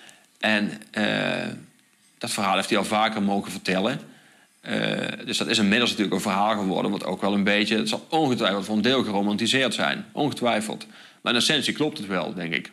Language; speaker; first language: Dutch; native; Dutch